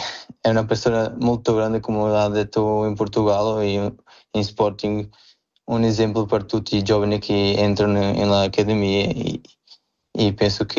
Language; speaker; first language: Italian; non-native, learner; Portuguese